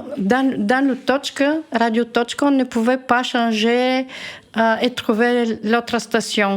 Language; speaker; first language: French; non-native, fluent; Bulgarian